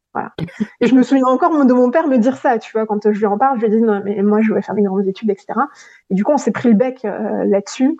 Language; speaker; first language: French; non-native, local second language; Gujarati